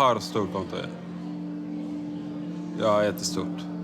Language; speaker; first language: Swedish; non-native, learner; Arabic